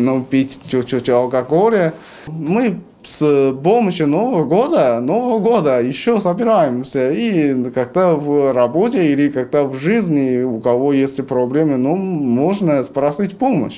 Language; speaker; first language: Russian; non-native, learner; Chinese